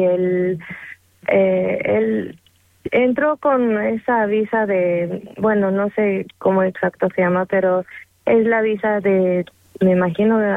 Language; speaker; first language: Spanish; early bilingual, heritage; Spanish